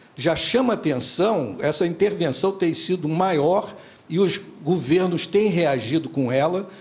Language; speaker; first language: Portuguese; native; Portuguese